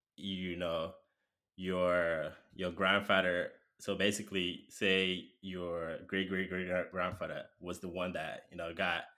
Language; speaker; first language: English; non-native, local second language; Yoruba